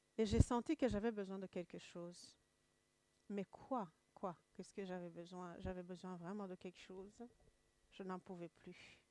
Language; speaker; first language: French; non-native, local second language; Kinyarwanda